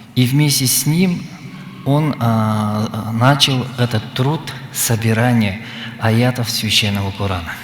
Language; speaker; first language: Russian; non-native, local second language; Kazakh